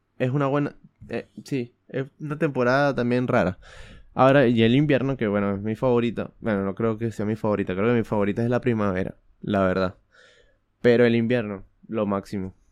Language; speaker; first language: Spanish; native; Spanish